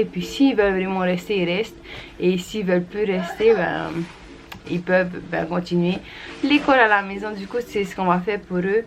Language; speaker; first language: French; native; French